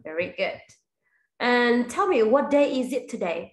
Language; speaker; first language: English; non-native, fluent; Vietnamese